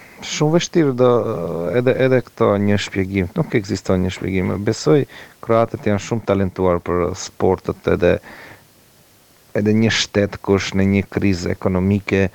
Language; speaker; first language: Albanian; non-native, learner; Croatian